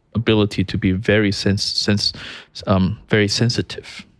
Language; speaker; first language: English; early bilingual, other home language; Chinese